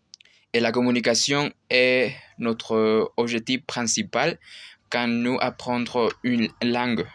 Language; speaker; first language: French; non-native, learner; Spanish